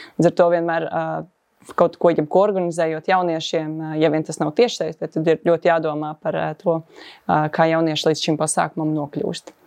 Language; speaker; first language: Latvian; native; Latvian